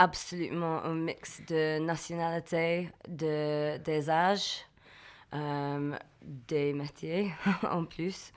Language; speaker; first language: French; non-native, learner; English